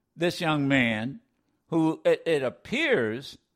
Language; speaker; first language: English; native; English